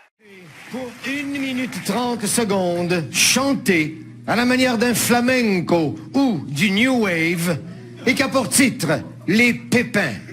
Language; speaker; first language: French; native; French